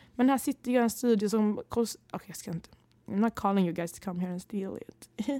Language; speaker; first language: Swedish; early bilingual, other home language; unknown